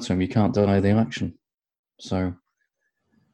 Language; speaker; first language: English; native; English